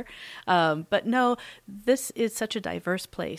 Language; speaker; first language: English; native; English